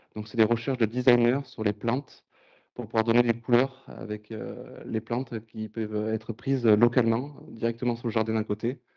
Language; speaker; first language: French; native; French